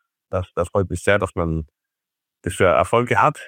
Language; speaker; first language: German; non-native, fluent; Faroese